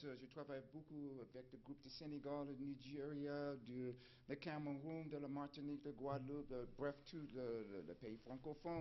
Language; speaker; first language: French; non-native, fluent; English